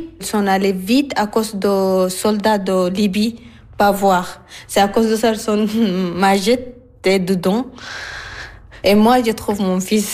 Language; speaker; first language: French; non-native, learner; Arabic